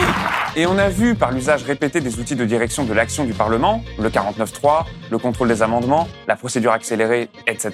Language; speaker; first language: French; native; French